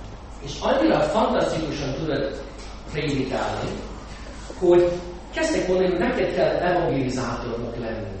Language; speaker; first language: Hungarian; non-native, fluent; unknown